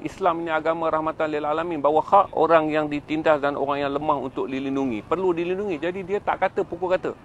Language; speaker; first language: Malay; native; Malay